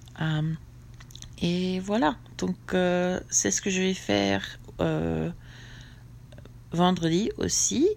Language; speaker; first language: French; non-native, fluent; English